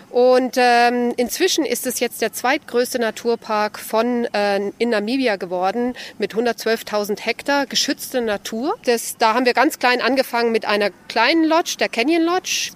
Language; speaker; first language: German; native; German